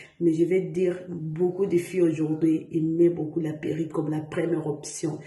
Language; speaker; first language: French; non-native, learner; Portuguese